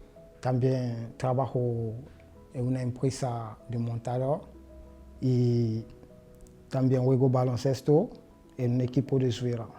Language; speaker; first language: Spanish; non-native, learner; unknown